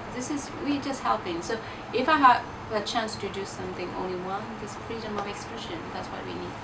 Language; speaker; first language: English; non-native, learner; Burmese